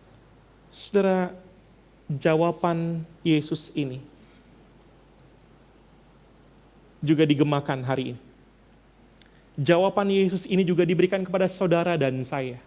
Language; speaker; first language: Indonesian; native; Indonesian